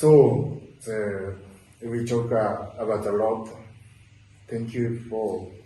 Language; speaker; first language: English; non-native, learner; Japanese